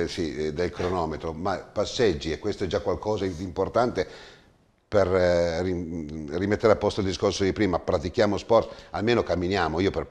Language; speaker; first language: Italian; native; Italian